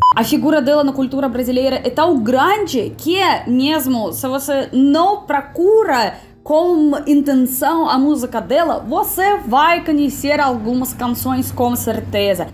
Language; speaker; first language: Portuguese; non-native, fluent; Russian